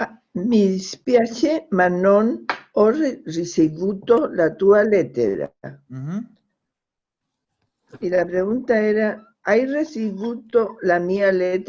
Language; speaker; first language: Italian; non-native, learner; Spanish